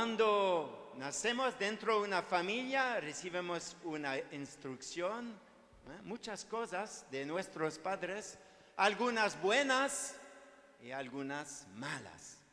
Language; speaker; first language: Spanish; non-native, learner; French